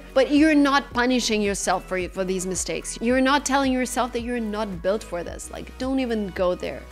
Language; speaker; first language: English; non-native, fluent; Russian